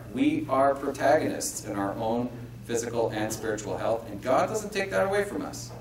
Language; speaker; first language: English; native; English